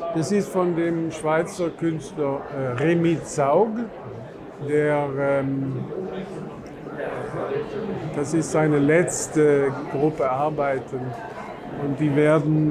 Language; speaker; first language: German; non-native, fluent; Swedish